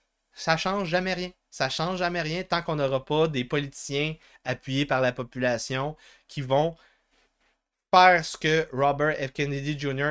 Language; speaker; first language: French; native; French